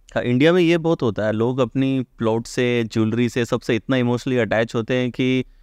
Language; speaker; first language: Hindi; native; Hindi